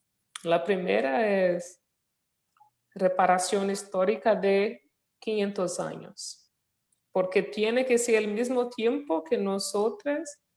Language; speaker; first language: Spanish; non-native, fluent; Portuguese